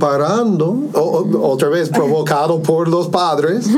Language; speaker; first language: Spanish; non-native, fluent; English